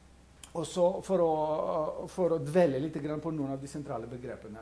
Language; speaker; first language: Norwegian; non-native, fluent; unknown